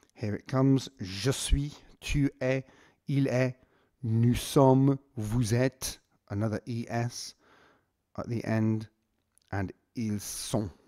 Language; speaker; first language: French; non-native, fluent; English